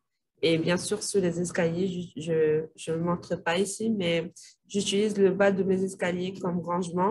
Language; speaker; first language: French; non-native, local second language; Arabic